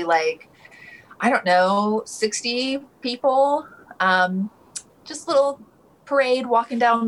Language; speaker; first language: English; native; English